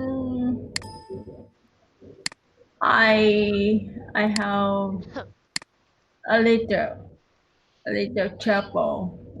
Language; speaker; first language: English; non-native, learner; Vietnamese